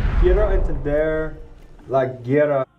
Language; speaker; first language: Spanish; non-native, learner; English